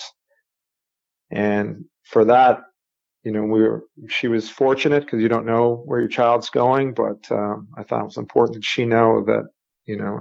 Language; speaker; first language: English; native; English